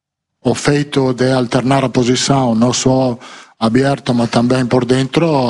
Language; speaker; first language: Portuguese; non-native, fluent; Italian